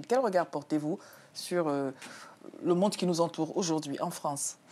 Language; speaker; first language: French; native; French